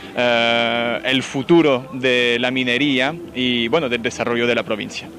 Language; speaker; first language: Spanish; non-native, fluent; French